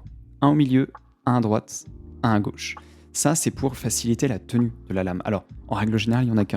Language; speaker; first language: French; native; French